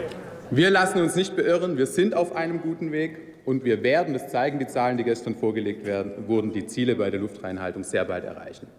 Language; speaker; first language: German; native; German